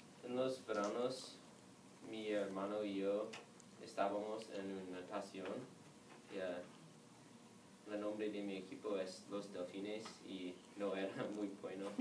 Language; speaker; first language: Spanish; non-native, learner; English